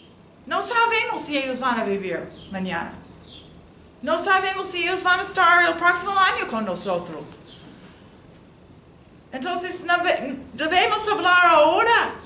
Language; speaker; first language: Spanish; non-native, learner; English